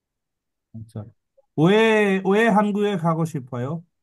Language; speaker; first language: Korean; non-native, fluent; Bangla